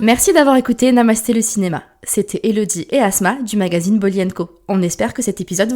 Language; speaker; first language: French; native; French